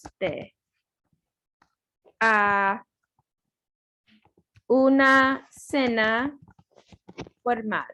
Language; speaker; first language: Spanish; non-native, learner; English